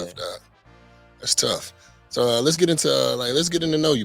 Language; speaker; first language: English; native; English